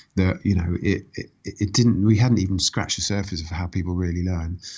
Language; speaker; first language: English; native; English